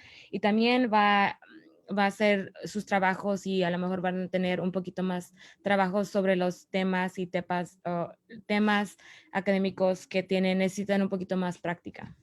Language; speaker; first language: Spanish; early bilingual, other home language; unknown